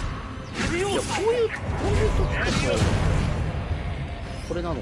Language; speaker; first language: Japanese; native; Japanese